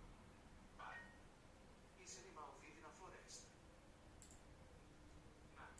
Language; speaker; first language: Portuguese; non-native, learner; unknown